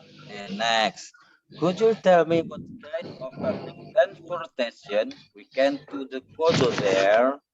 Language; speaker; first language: English; non-native, learner; Indonesian